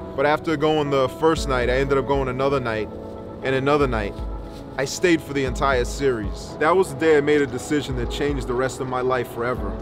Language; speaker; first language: English; native; English